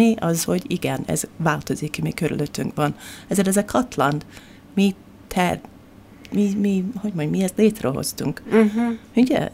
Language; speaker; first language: Hungarian; non-native, fluent; English